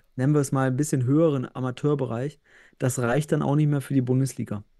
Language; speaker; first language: German; native; German